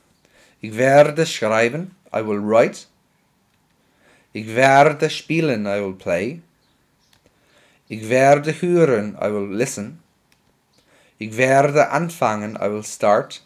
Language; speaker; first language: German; non-native, fluent; English